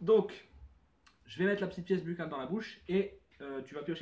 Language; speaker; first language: French; native; French